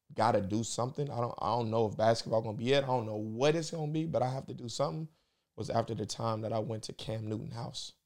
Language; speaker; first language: English; native; English